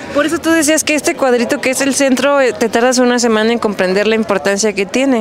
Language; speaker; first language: Spanish; native; Spanish